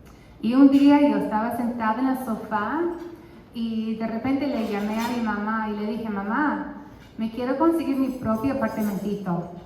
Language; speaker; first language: Spanish; early bilingual, heritage; Spanish